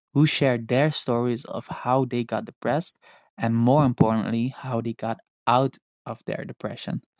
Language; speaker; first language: English; non-native, fluent; Dutch